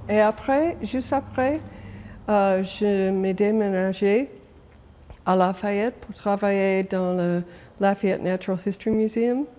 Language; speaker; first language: French; non-native, local second language; English